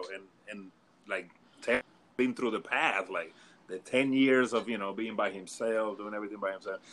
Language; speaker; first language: English; early bilingual, other home language; Spanish